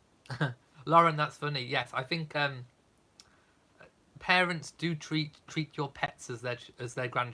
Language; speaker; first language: English; native; English